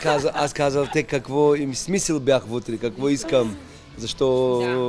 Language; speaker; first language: Bulgarian; non-native, learner; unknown